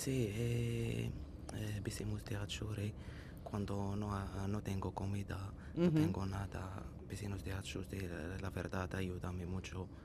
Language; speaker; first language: Spanish; non-native, learner; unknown